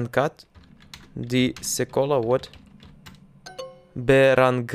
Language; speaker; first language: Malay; non-native, learner; Russian